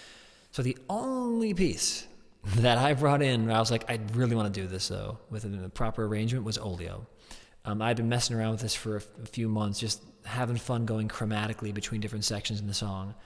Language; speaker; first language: English; native; English